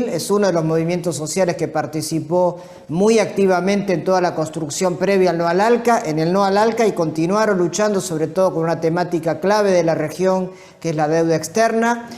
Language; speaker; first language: Spanish; native; Spanish